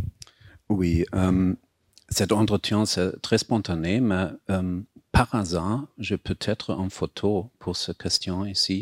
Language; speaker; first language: French; non-native, fluent; German